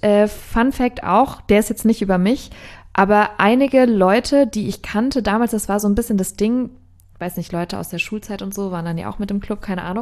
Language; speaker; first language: German; native; German